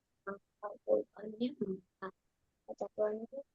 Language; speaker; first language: Indonesian; native; Indonesian